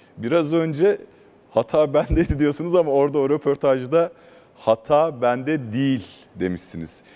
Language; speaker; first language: Turkish; native; Turkish